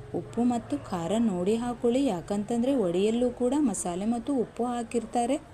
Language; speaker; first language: Kannada; non-native, local second language; Konkani